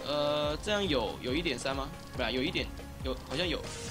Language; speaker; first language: Chinese; native; Chinese